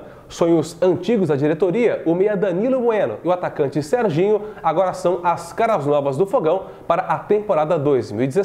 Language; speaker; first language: Portuguese; native; Portuguese